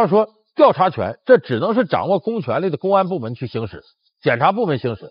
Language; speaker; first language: Chinese; native; Chinese